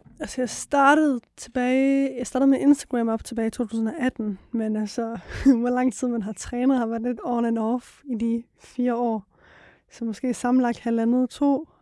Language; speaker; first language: Danish; early bilingual, other home language; Persian